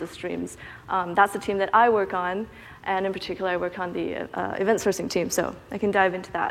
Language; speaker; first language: English; native; English